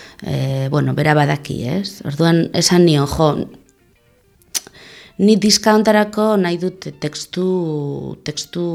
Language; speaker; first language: Basque; non-native, local second language; Spanish